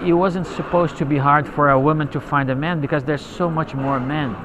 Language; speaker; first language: English; non-native, fluent; Portuguese